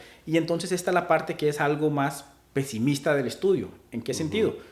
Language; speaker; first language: Spanish; native; Spanish